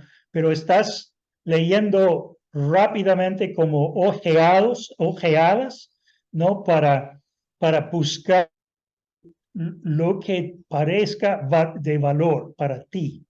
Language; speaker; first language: Spanish; non-native, fluent; English